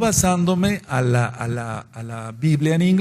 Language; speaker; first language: Spanish; native; Spanish